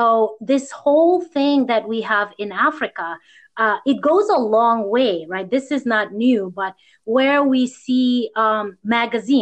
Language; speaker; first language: English; native; English